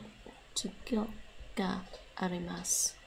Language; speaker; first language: Japanese; non-native, learner; English